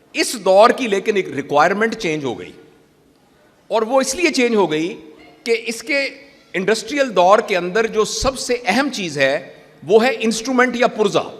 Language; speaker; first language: Urdu; native; Urdu